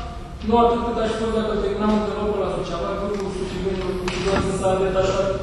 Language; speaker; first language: Romanian; native; Romanian